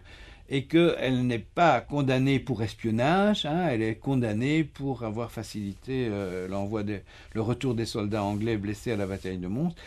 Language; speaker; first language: French; native; French